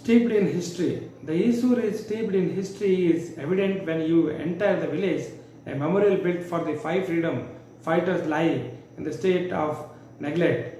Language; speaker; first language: English; non-native, local second language; Kannada